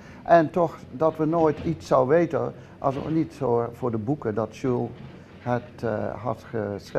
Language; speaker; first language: Dutch; early bilingual, heritage; Dutch